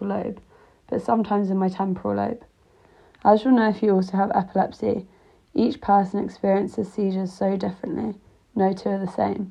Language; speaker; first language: English; native; English